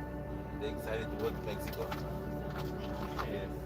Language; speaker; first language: English; non-native, learner; Spanish